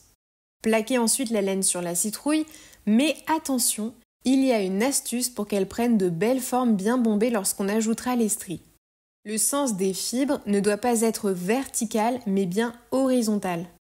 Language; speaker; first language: French; native; French